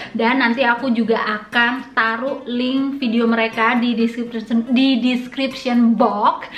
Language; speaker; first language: Indonesian; native; Indonesian